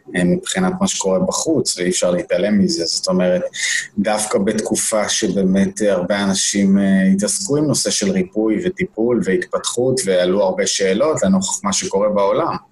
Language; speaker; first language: Hebrew; native; Hebrew